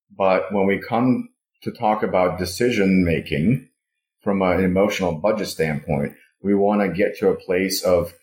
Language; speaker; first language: English; non-native, fluent; Russian